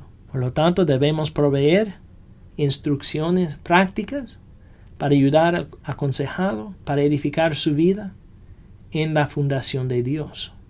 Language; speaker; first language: Spanish; non-native, fluent; English